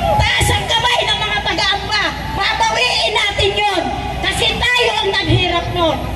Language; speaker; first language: Filipino; non-native, local second language; Waray